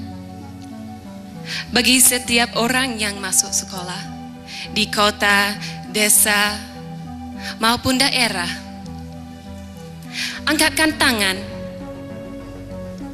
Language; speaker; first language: Malay; non-native, fluent; English